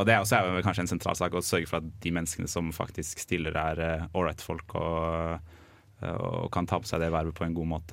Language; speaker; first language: Norwegian; native; Norwegian